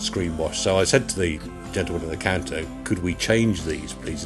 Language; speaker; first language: English; native; English